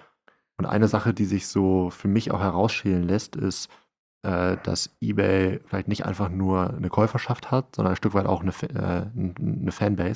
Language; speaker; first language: German; native; German